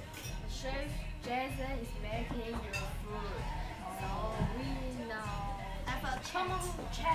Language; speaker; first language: English; non-native, learner; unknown